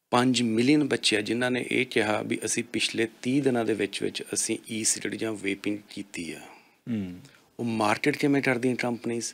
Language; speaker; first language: Punjabi; native; Punjabi